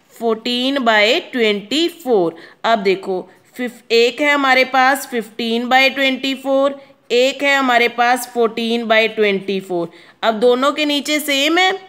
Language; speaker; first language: Hindi; non-native, local second language; Punjabi